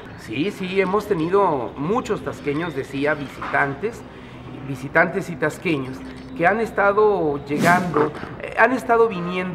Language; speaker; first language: Spanish; native; Spanish